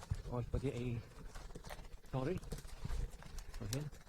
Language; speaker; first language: Welsh; non-native, learner; English